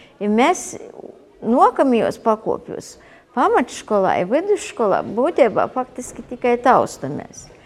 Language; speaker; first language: Latvian; native; Latvian